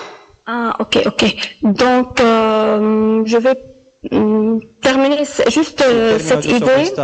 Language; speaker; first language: French; non-native, local second language; Arabic